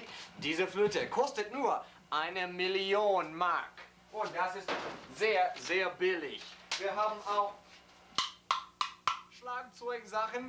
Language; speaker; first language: German; non-native, learner; English